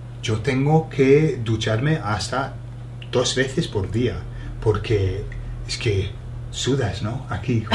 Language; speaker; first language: Spanish; non-native, fluent; English